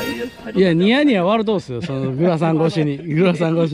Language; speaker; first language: Japanese; native; Japanese